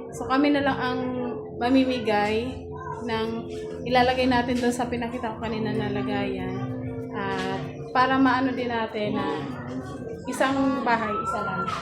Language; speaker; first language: Filipino; non-native, local second language; Bikol